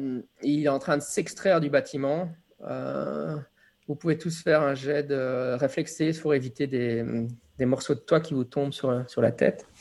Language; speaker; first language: French; native; French